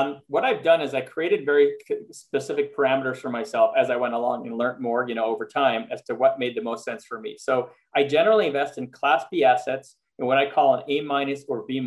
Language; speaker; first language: English; native; English